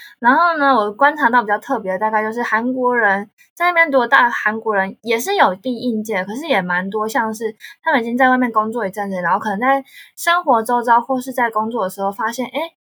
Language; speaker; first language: Chinese; native; Chinese